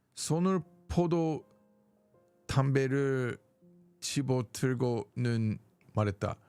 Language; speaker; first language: Korean; non-native, learner; English